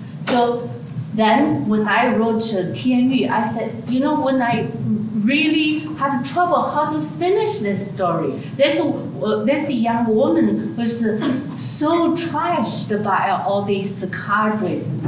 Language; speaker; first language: English; non-native, fluent; Chinese